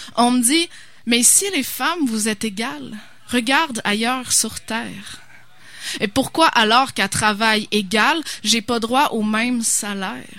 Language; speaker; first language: French; native; French